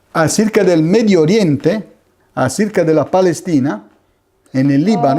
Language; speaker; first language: Spanish; non-native, fluent; Italian